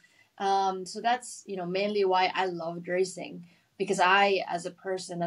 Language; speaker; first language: English; non-native, local second language; Filipino